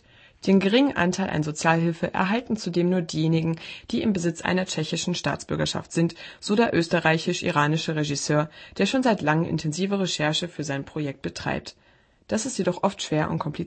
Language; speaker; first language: German; native; German